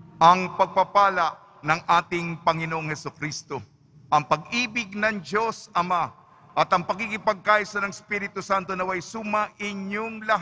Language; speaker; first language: Filipino; native; Filipino